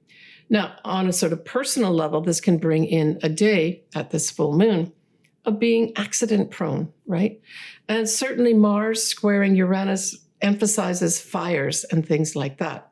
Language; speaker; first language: English; native; English